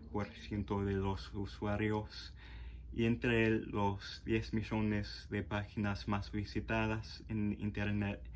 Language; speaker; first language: Spanish; non-native, fluent; English